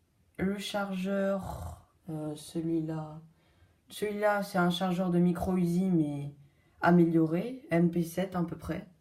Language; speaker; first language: French; native; French